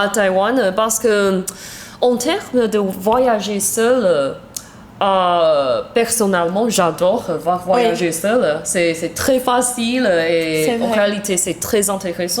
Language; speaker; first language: French; non-native, learner; Chinese